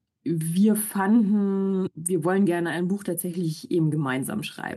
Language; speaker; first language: German; native; German